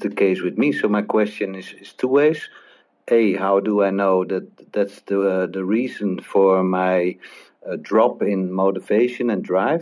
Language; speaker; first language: English; non-native, fluent; Dutch